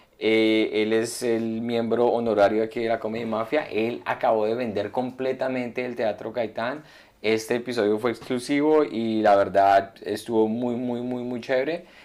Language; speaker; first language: Spanish; native; Spanish